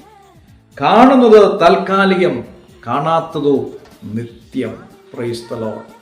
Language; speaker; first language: Malayalam; native; Malayalam